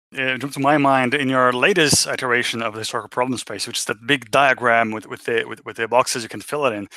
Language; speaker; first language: English; non-native, fluent; Portuguese